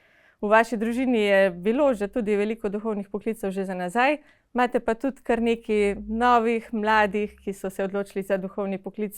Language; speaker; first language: Slovenian; native; Slovenian